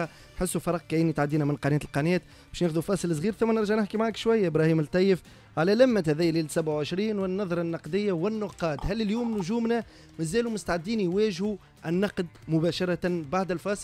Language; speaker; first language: Arabic; native; Arabic